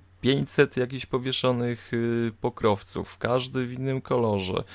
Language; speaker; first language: Polish; native; Polish